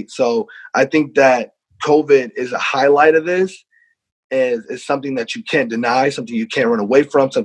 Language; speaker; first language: English; native; English